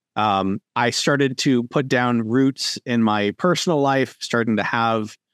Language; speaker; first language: English; native; English